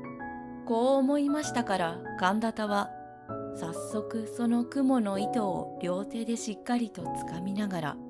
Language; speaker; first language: Japanese; native; Japanese